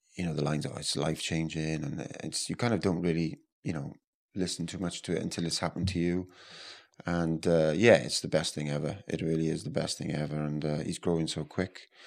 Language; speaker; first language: English; native; English